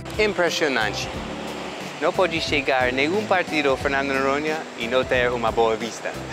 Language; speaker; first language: Portuguese; non-native, fluent; English